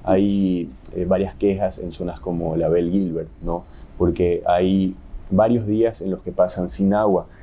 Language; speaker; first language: Spanish; native; Spanish